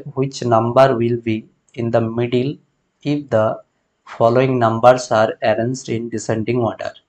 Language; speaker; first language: English; non-native, local second language; Bangla